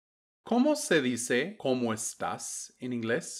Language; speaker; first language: Spanish; non-native, fluent; English